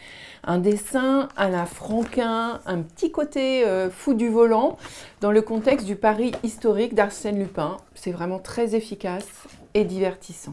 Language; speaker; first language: French; native; French